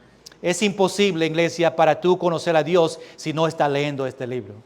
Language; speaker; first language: Spanish; early bilingual, heritage; Spanish